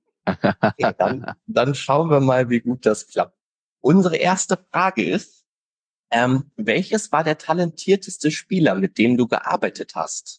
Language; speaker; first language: German; native; German